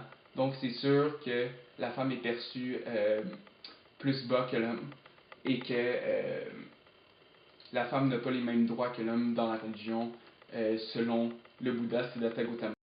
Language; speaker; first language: French; native; French